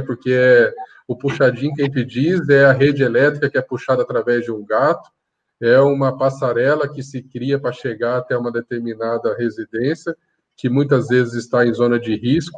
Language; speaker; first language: Portuguese; native; Portuguese